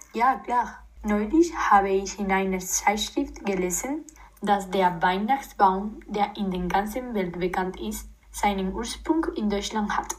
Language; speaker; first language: German; non-native, fluent; Spanish